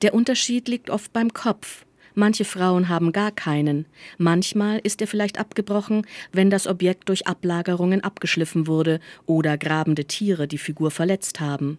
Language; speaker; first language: German; native; German